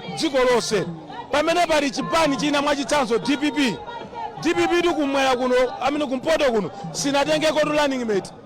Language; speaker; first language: Nyanja; non-native, local second language; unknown